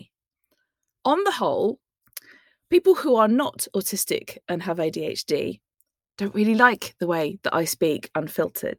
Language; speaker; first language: English; native; English